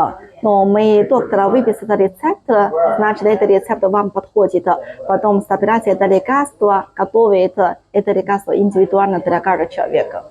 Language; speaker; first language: Russian; non-native, learner; Chinese